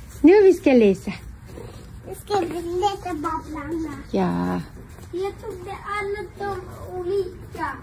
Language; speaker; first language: Swedish; non-native, learner; Uzbek